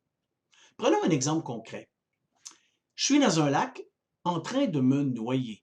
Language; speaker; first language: French; native; French